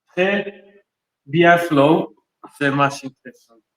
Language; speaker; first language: French; non-native, learner; German